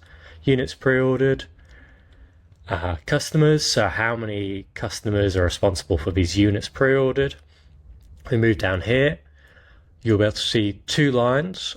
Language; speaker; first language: English; native; English